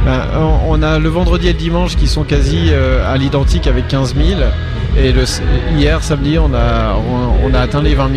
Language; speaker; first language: French; native; French